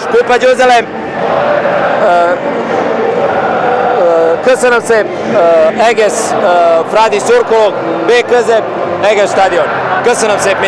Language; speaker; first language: Hungarian; non-native, learner; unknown